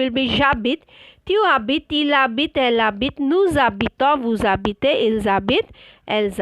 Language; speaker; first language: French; non-native, fluent; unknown